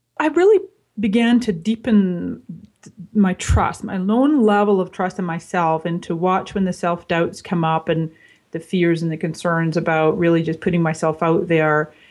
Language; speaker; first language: English; native; English